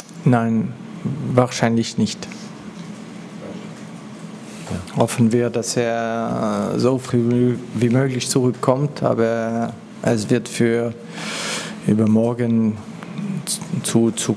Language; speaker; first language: German; non-native, learner; French